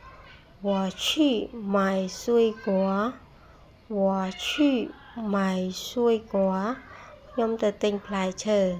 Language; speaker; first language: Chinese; non-native, fluent; Khmer